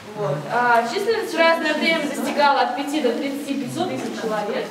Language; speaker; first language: Russian; native; Russian